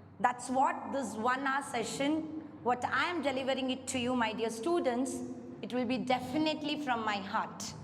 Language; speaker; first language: English; non-native, local second language; Kannada